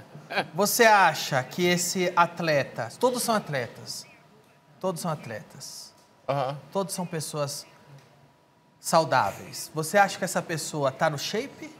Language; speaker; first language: Portuguese; native; Portuguese